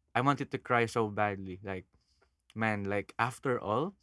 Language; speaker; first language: English; non-native, local second language; Filipino